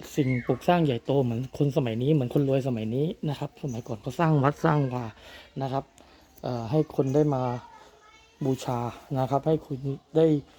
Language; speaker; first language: Thai; native; Thai